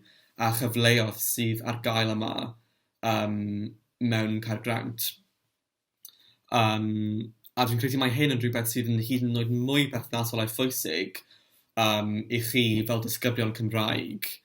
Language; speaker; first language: Welsh; non-native, local second language; English